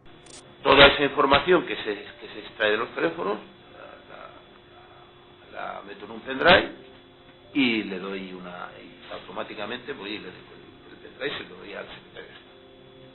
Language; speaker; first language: Spanish; native; Spanish